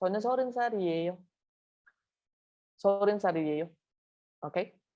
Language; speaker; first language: Korean; non-native, fluent; Malay